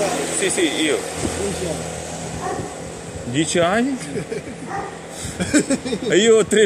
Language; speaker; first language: Italian; non-native, learner; Ukrainian